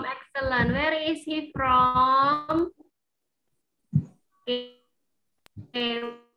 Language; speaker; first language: English; non-native, fluent; Indonesian